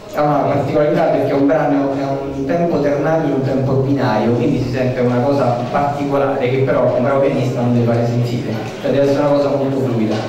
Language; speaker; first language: Italian; non-native, fluent; Spanish